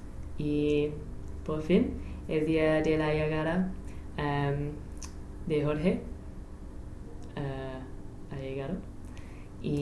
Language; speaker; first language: Spanish; non-native, learner; English